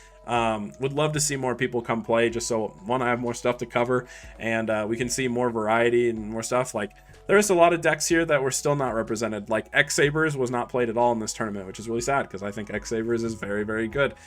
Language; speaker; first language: English; native; English